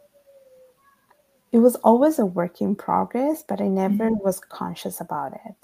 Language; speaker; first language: English; non-native, fluent; Italian